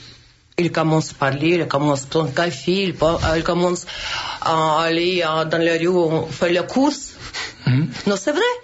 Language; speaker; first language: French; non-native, learner; Russian